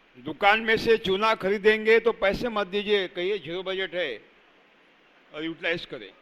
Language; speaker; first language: Hindi; non-native, local second language; Marathi